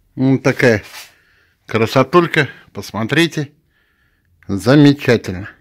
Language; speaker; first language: Russian; non-native, local second language; Tatar